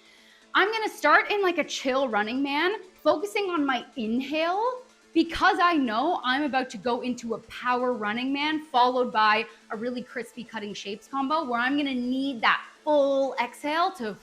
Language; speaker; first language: English; native; English